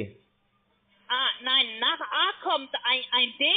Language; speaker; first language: German; non-native, learner; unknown